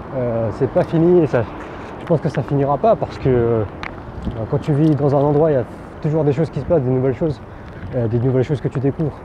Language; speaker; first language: French; native; French